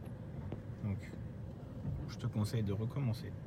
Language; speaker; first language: French; native; French